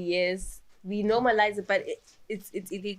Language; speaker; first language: English; non-native, local second language; Swati